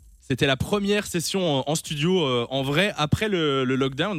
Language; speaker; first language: French; native; French